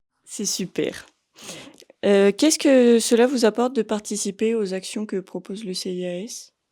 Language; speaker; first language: French; native; French